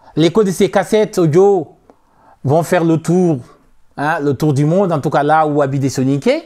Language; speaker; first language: French; non-native, local second language; Soninke